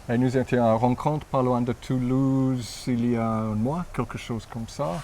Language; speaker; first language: French; non-native, fluent; English